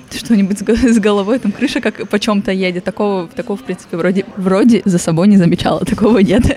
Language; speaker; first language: Russian; native; Russian